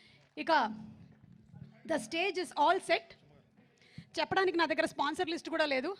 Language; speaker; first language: Telugu; native; Telugu